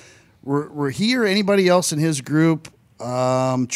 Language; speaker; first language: English; native; English